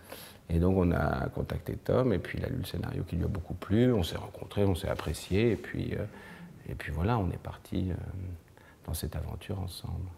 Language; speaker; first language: French; native; French